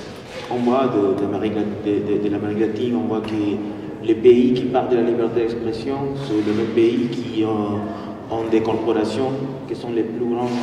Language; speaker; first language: French; non-native, fluent; Spanish